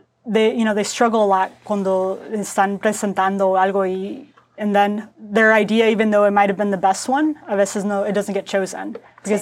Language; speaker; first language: English; early bilingual, other home language; Spanish